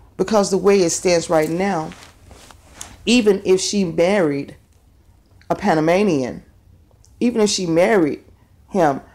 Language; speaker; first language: English; native; English